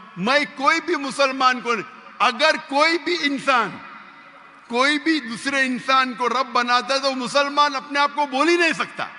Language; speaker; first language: Urdu; non-native, local second language; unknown